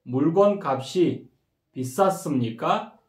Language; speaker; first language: Korean; non-native, fluent; Kyrgyz